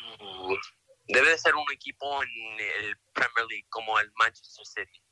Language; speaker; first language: Spanish; early bilingual, heritage; Spanish